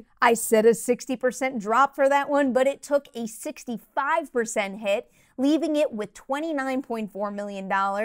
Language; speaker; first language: English; native; English